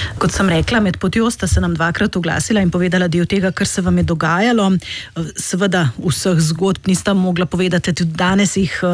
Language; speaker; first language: Slovenian; native; Slovenian